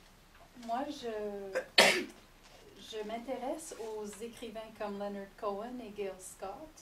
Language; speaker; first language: French; non-native, fluent; English